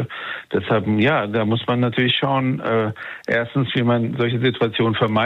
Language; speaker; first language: German; native; German